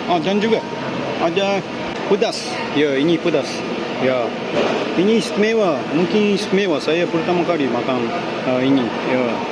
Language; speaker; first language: Malay; non-native, learner; Japanese